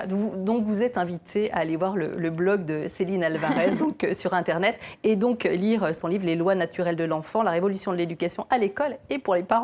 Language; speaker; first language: French; native; French